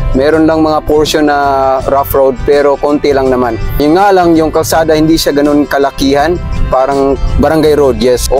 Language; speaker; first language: Filipino; non-native, local second language; Cebuano